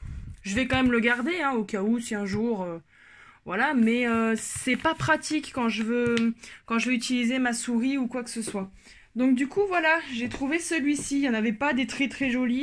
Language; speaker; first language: French; native; French